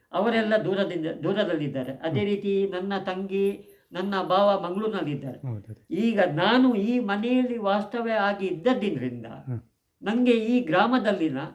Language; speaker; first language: Kannada; native; Kannada